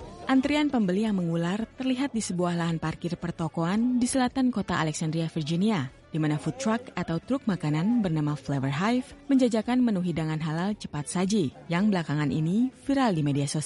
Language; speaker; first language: Indonesian; native; Indonesian